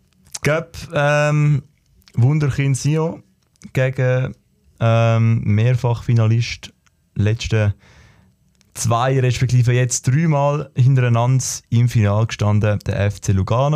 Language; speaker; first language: German; native; German